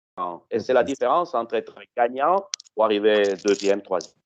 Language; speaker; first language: French; non-native, fluent; Italian